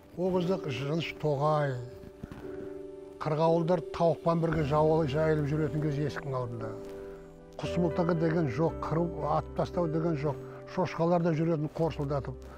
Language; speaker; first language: Kazakh; native; Kazakh